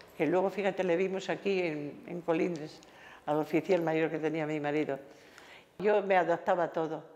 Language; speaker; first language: Spanish; native; Spanish